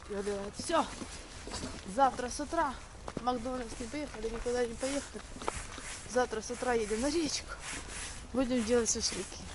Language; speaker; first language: Russian; native; Russian